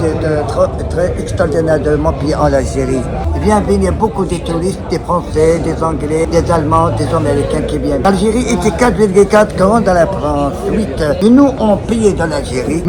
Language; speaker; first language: French; non-native, local second language; Arabic